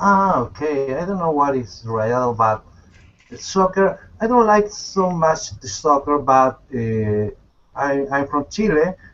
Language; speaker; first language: English; non-native, learner; Spanish